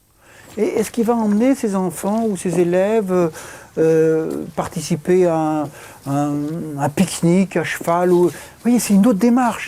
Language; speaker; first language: French; native; French